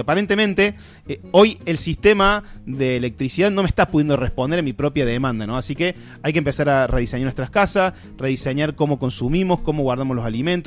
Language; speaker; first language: Spanish; native; Spanish